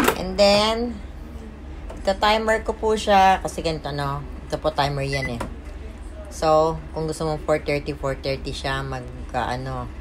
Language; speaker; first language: Filipino; native; Filipino